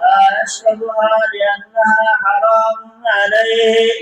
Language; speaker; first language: Arabic; non-native, fluent; Bangla